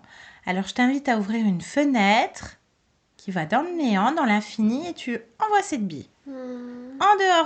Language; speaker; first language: French; native; French